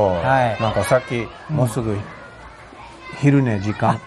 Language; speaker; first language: Japanese; non-native, fluent; English